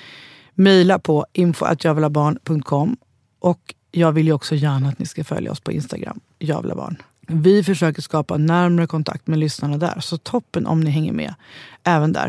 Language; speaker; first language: Swedish; native; Swedish